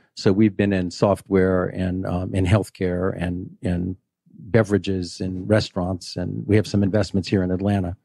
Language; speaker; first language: English; native; English